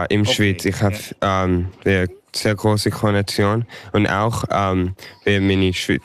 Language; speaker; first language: German; early bilingual, heritage; English